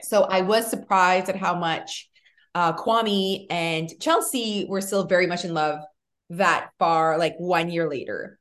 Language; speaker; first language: English; early bilingual, other home language; French